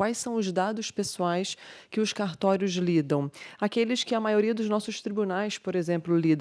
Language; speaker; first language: Portuguese; native; Portuguese